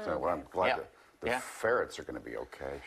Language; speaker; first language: English; native; English